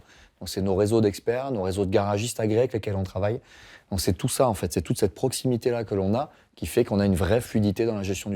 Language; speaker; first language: French; native; French